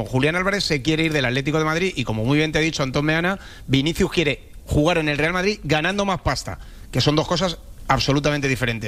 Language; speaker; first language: Spanish; native; Spanish